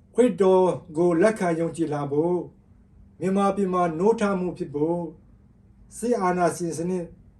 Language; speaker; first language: Burmese; non-native, local second language; Tedim Chin